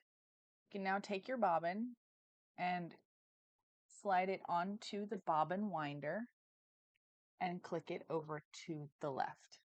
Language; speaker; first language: English; native; English